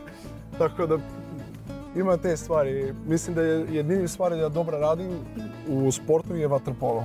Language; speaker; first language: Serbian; non-native, learner; Portuguese